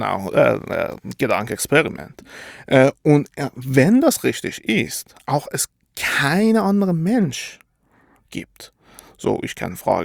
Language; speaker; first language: German; non-native, fluent; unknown